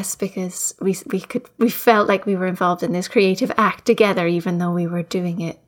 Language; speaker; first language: English; native; English